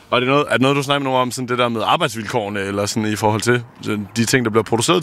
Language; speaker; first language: Danish; native; Danish